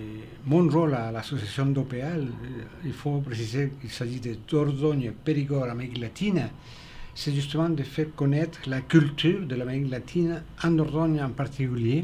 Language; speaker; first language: French; non-native, fluent; Spanish